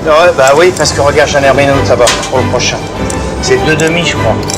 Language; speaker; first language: French; native; French